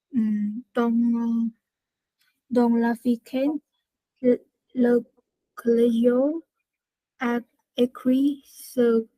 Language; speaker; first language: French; non-native, learner; Vietnamese